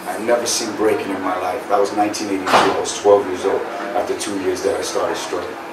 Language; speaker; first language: English; native; English